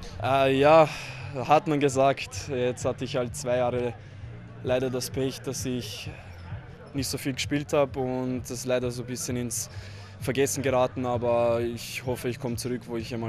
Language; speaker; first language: German; early bilingual, other home language; Croatian